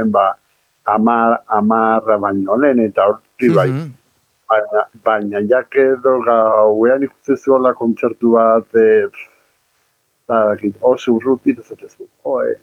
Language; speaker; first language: Basque; native; Basque